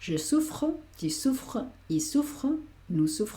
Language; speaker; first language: French; non-native, fluent; Spanish